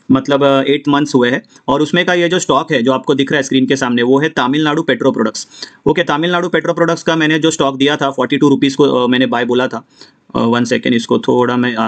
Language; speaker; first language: Hindi; non-native, local second language; Marathi